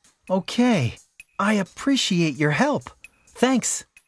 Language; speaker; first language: English; native; English